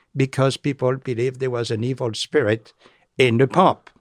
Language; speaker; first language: English; non-native, fluent; French